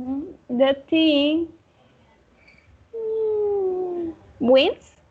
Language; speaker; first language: English; non-native, learner; Spanish